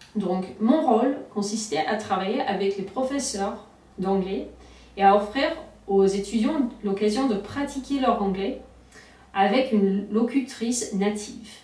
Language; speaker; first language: French; non-native, fluent; English